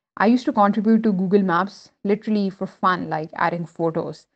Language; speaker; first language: English; non-native, local second language; Urdu